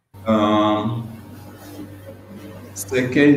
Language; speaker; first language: French; non-native, learner; Swahili